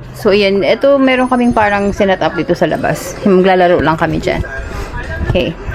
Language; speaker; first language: Filipino; non-native, local second language; Cebuano